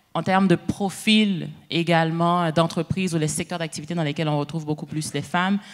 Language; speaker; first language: French; native; French